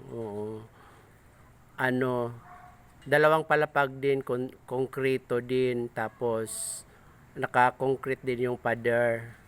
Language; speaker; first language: Filipino; non-native, local second language; Cebuano